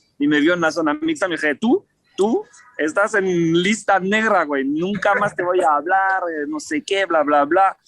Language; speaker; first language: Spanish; non-native, fluent; French